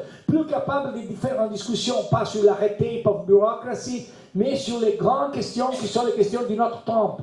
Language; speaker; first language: French; non-native, learner; Italian